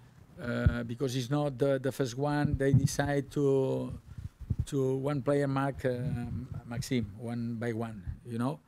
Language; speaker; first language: English; non-native, learner; Catalan